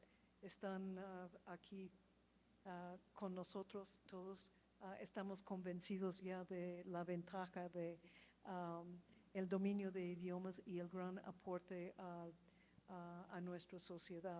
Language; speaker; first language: Spanish; non-native, fluent; English